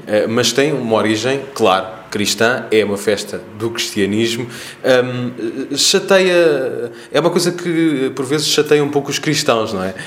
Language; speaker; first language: Portuguese; native; Portuguese